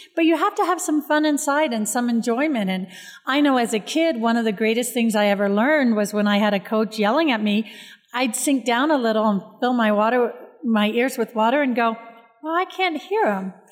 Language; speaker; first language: English; native; English